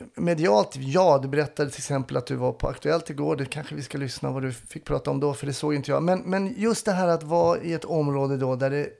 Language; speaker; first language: Swedish; native; Swedish